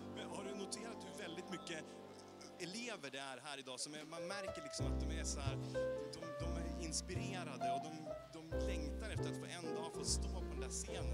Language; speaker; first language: Swedish; native; Swedish